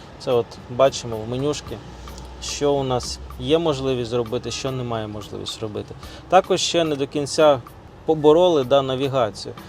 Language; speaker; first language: Ukrainian; non-native, local second language; Russian